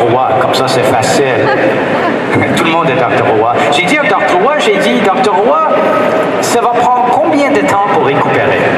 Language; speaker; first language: French; non-native, fluent; English